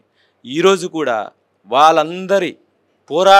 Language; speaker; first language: Telugu; native; Telugu